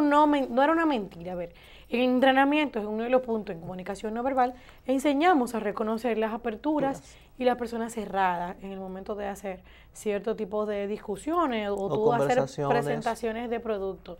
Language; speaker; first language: Spanish; native; Spanish